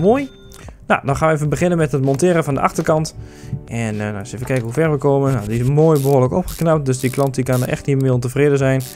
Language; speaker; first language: Dutch; native; Dutch